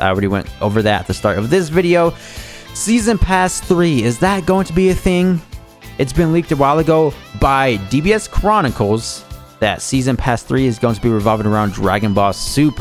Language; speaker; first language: English; native; English